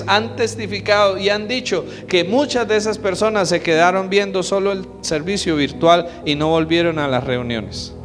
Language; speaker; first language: Spanish; native; Spanish